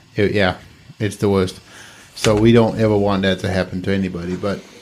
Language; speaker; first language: English; non-native, fluent; Danish